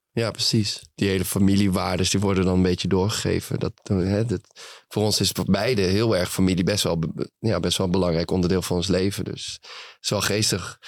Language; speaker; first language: Dutch; native; Dutch